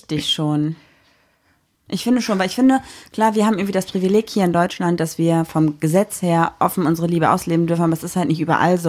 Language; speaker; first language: German; native; German